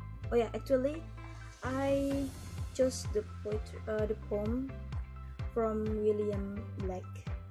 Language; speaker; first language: English; non-native, learner; Indonesian